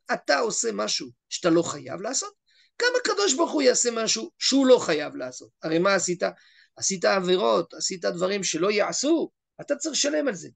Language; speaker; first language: Hebrew; native; Hebrew